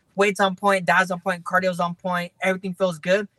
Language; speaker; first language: English; native; English